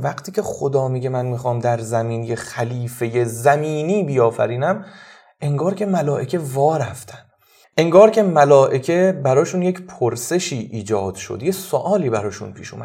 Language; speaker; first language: Persian; native; Persian